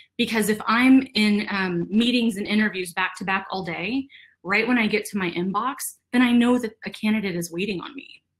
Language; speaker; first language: English; native; English